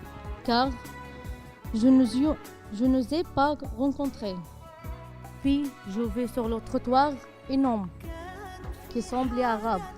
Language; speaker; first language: French; non-native, learner; Arabic